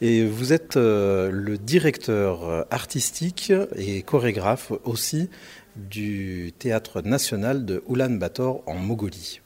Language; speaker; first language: French; native; French